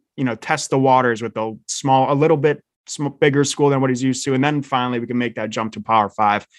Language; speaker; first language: English; native; English